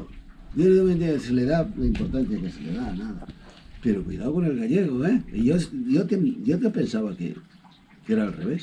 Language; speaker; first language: Spanish; non-native, local second language; Galician